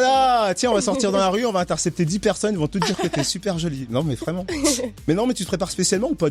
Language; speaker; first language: French; native; French